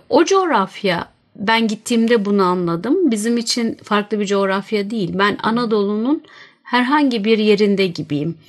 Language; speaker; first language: Turkish; native; Turkish